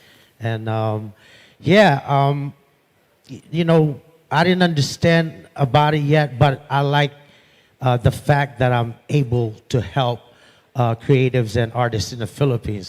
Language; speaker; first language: English; non-native, local second language; Pampanga